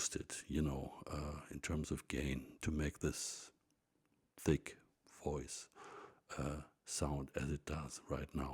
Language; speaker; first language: English; non-native, fluent; German